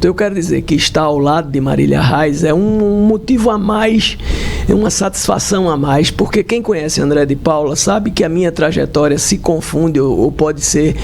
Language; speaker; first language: Portuguese; native; Portuguese